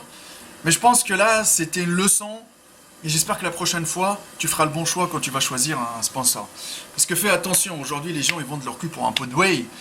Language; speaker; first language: French; native; French